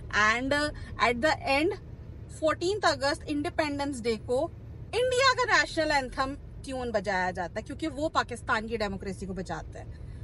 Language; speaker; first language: Urdu; native; Urdu